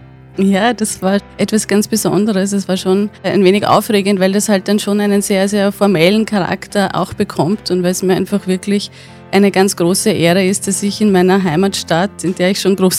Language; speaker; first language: German; native; German